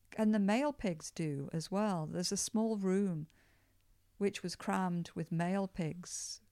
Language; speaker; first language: English; native; English